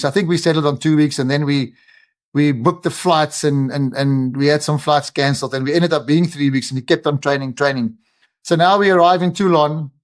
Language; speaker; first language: English; non-native, local second language; Afrikaans